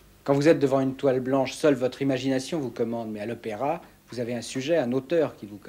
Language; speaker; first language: French; native; French